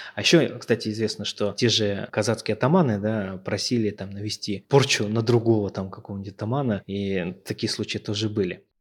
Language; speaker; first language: Russian; native; Russian